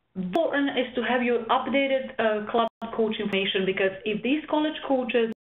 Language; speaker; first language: English; non-native, fluent; Serbian